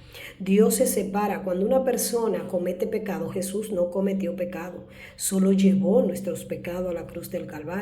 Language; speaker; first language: Spanish; native; Spanish